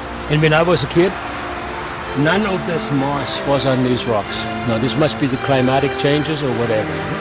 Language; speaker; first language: English; non-native, fluent; German